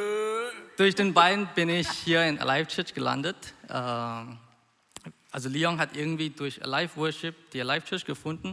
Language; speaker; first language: German; non-native, fluent; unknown